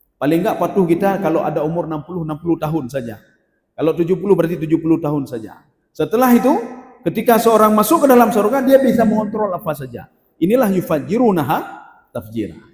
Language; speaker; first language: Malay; non-native, local second language; Achinese